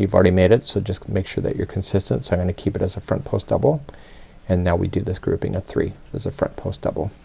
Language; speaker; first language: English; native; English